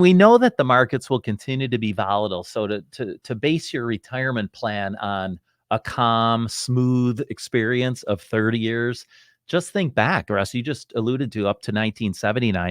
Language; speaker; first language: English; native; English